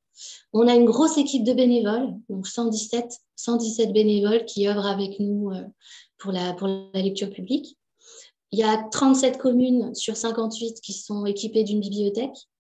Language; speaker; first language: French; native; French